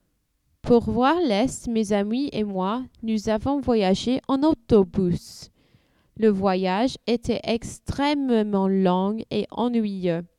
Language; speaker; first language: French; non-native, learner; English